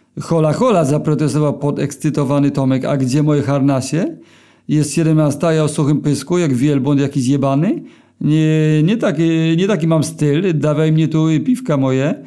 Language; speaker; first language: Polish; native; Polish